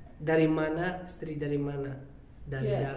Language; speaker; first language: Indonesian; non-native, learner; Arabic